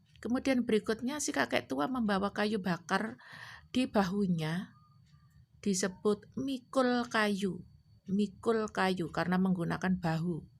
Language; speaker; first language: Indonesian; non-native, local second language; Javanese